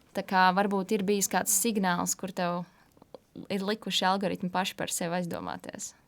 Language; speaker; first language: Latvian; native; Latvian